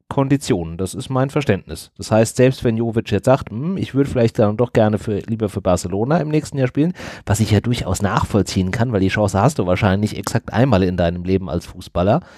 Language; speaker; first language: German; native; German